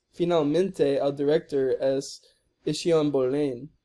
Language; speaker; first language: Spanish; non-native, learner; English